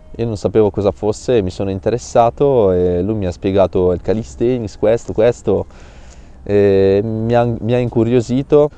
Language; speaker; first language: Italian; early bilingual, other home language; Russian